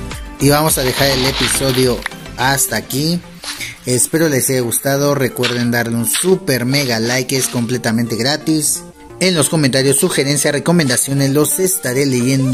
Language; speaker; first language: Spanish; native; Spanish